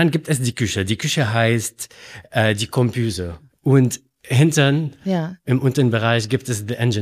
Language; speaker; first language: German; non-native, learner; Arabic